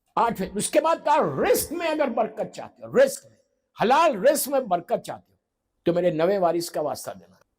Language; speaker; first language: Urdu; native; Urdu